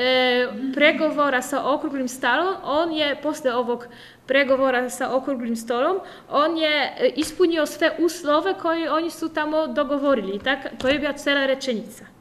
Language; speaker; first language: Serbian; non-native, fluent; Polish